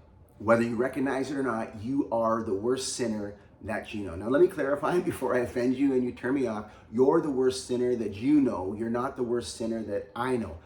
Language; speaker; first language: English; native; English